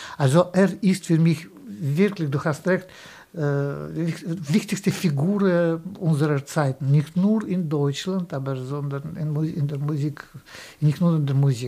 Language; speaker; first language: German; non-native, fluent; Russian